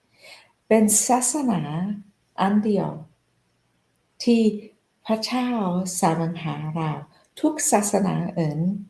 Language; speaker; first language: Thai; non-native, fluent; English